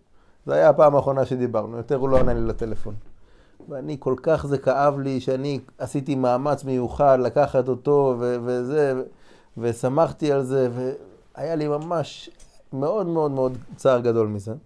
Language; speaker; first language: Hebrew; non-native, fluent; English